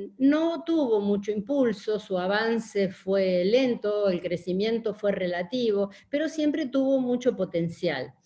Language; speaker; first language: Spanish; native; Spanish